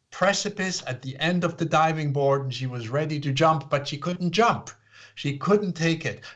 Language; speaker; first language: English; non-native, fluent; Swiss German